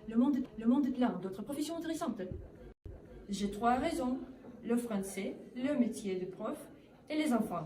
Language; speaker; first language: French; non-native, fluent; Russian